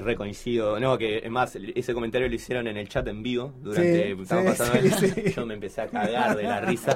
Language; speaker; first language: Spanish; native; Spanish